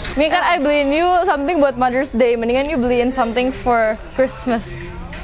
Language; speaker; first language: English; non-native, local second language; Indonesian